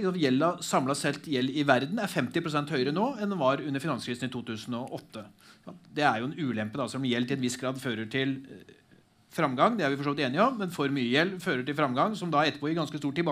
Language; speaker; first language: Norwegian; native; Norwegian